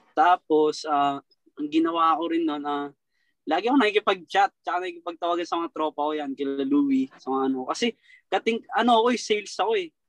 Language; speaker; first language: Filipino; native; Filipino